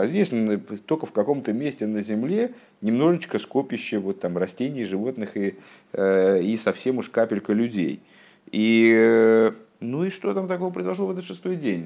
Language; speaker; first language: Russian; native; Russian